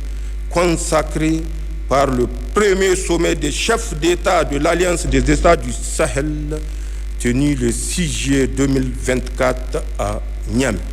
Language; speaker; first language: French; non-native, local second language; Hausa